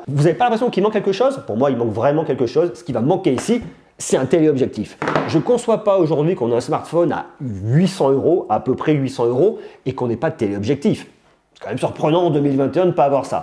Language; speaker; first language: French; native; French